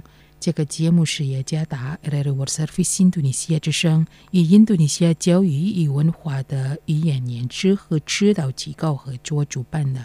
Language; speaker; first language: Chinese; non-native, fluent; Indonesian